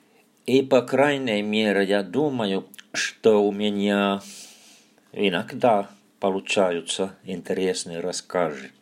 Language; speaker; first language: Russian; non-native, fluent; Finnish